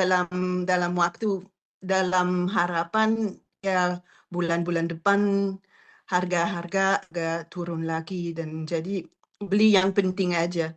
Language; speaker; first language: Indonesian; non-native, fluent; French